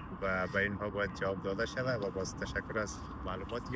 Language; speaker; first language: Persian; native; Persian